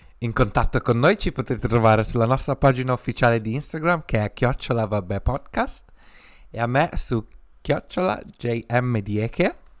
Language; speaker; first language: Italian; early bilingual, other home language; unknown